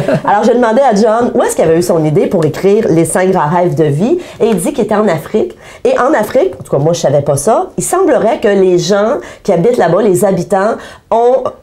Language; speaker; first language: French; native; French